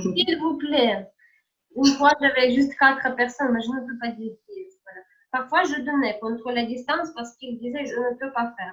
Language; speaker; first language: French; non-native, fluent; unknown